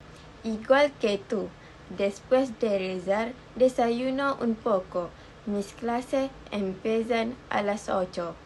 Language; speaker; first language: Spanish; non-native, learner; Malay